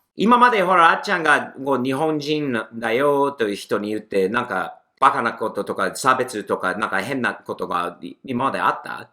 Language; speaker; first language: Japanese; non-native, fluent; English